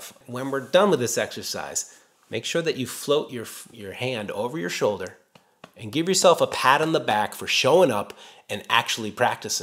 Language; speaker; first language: English; native; English